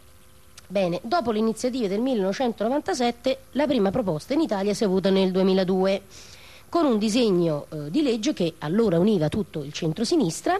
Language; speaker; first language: Italian; native; Italian